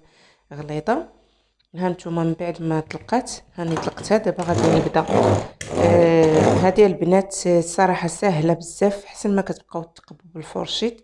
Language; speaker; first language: Arabic; native; Arabic